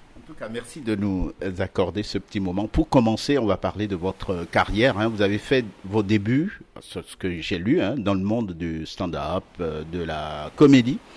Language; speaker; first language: French; native; French